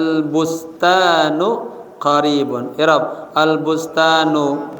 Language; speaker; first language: Arabic; non-native, fluent; Indonesian